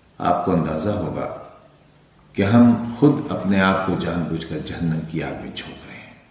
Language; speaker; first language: Urdu; native; Urdu